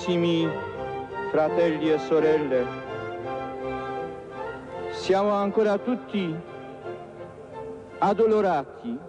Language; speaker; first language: Italian; non-native, fluent; Polish